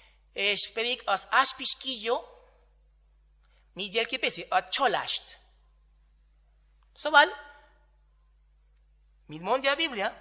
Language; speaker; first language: Hungarian; non-native, learner; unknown